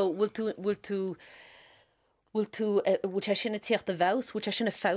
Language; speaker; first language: Irish; native; Irish